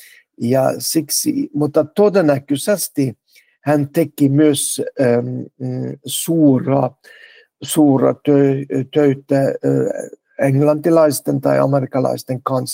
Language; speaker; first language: Finnish; non-native, fluent; Norwegian